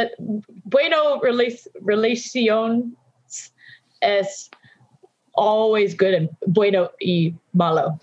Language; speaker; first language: Spanish; non-native, learner; English